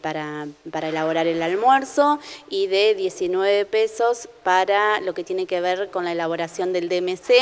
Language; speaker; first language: Spanish; native; Spanish